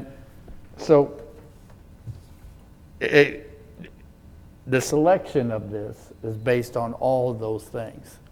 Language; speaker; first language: English; native; English